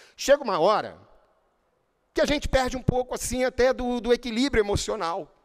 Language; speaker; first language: Portuguese; native; Portuguese